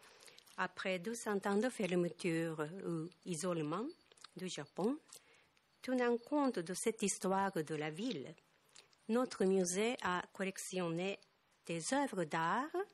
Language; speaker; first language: French; non-native, fluent; Japanese